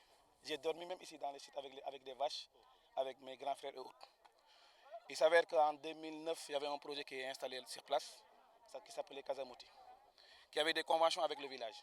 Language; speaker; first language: French; non-native, local second language; Wolof